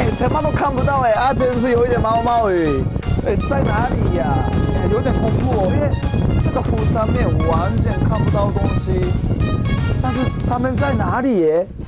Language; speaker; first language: Chinese; non-native, fluent; Japanese